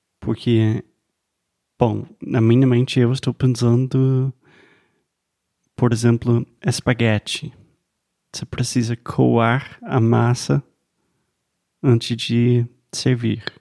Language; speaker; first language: Portuguese; non-native, fluent; English